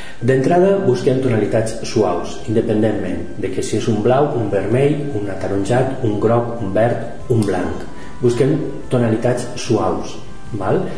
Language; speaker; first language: Catalan; non-native, local second language; Spanish